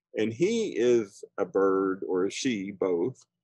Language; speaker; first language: English; native; English